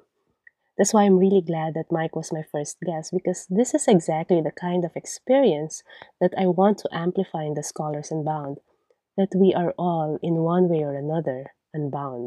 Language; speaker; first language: English; non-native, local second language; Filipino